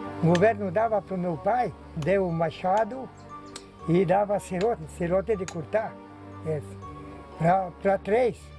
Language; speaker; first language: Portuguese; non-native, local second language; Polish